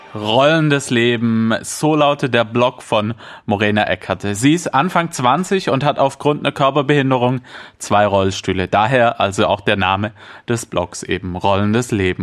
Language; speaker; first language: German; native; German